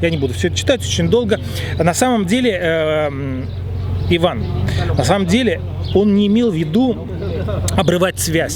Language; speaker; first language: Russian; native; Russian